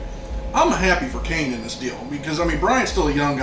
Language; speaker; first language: English; native; English